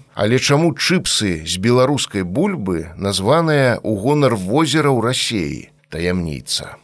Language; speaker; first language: Belarusian; native; Belarusian